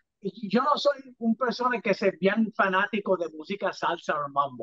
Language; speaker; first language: Spanish; early bilingual, heritage; English